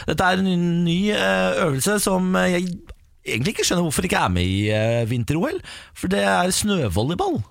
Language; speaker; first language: Norwegian; native; Norwegian